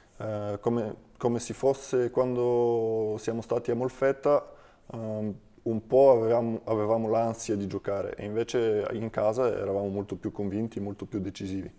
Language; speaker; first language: Italian; non-native, fluent; Bulgarian